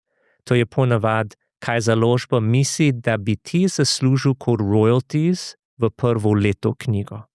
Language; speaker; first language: Slovenian; non-native, fluent; English